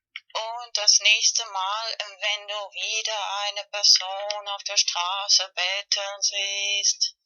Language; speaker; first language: German; non-native, fluent; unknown